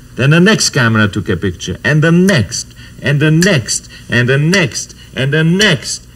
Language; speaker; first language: English; non-native, fluent; Czech